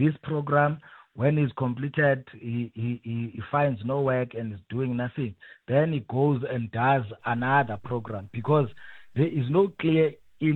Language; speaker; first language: English; non-native, local second language; Xhosa